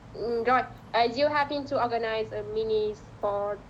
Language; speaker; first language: English; non-native, learner; Vietnamese